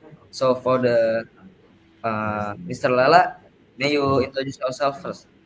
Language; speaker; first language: English; non-native, learner; Indonesian